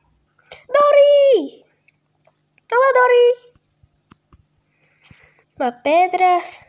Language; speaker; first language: Spanish; non-native, learner; Portuguese